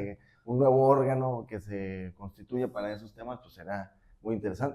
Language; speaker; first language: Spanish; native; Spanish